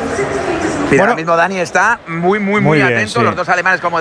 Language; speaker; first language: Spanish; native; Spanish